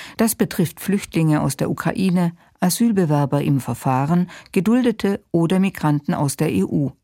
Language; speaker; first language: German; native; German